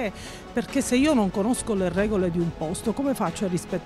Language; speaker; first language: Italian; native; Italian